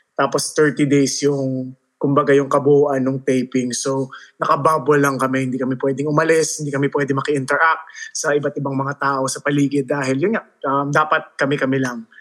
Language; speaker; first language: Filipino; early bilingual, heritage; Filipino